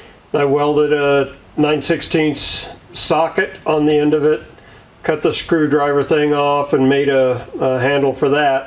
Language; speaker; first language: English; native; English